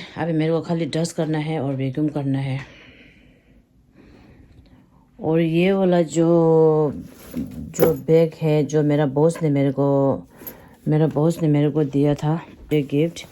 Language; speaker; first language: Hindi; non-native, local second language; Tibetan